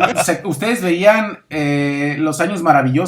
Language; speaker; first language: Spanish; native; Spanish